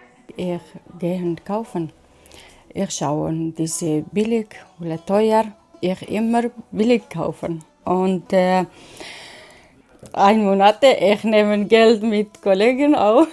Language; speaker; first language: German; non-native, learner; Arabic